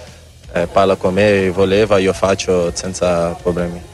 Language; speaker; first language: Italian; non-native, learner; Portuguese